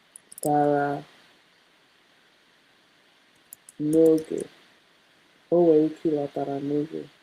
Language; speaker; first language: Igbo; non-native, learner; English